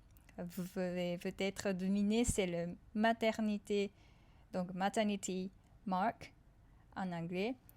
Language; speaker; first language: French; non-native, fluent; Japanese